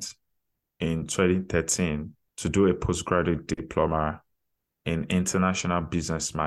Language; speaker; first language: English; non-native, local second language; Yoruba